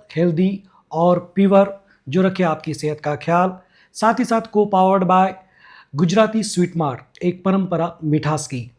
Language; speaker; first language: Hindi; non-native, local second language; Marathi